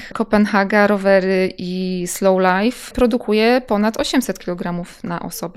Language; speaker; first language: Polish; native; Polish